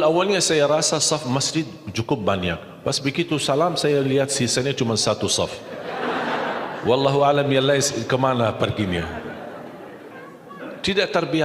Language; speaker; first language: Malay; non-native, fluent; Arabic